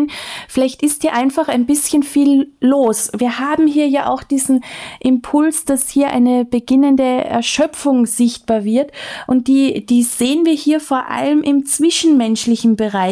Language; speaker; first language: German; native; German